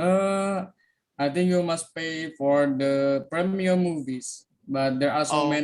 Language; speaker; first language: English; non-native, learner; Indonesian